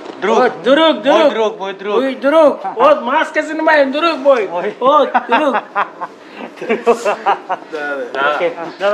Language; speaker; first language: Russian; non-native, learner; Hindi